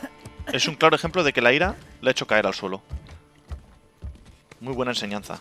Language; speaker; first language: Spanish; native; Spanish